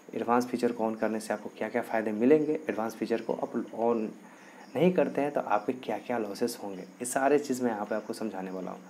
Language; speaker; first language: Hindi; native; Hindi